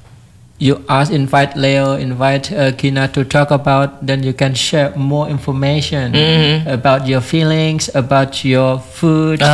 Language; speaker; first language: English; non-native, fluent; Indonesian